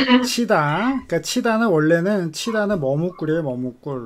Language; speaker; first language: Korean; native; Korean